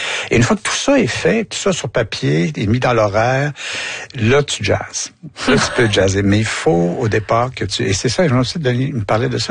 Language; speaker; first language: French; native; French